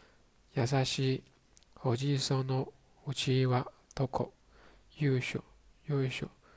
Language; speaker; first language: Japanese; non-native, learner; Chinese